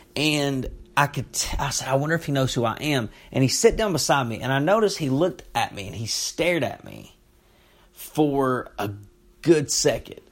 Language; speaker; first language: English; native; English